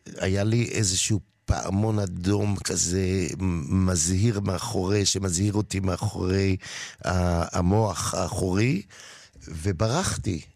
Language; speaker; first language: Hebrew; native; Hebrew